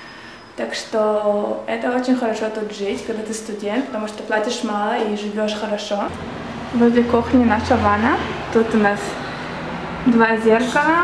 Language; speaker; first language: Russian; early bilingual, heritage; Russian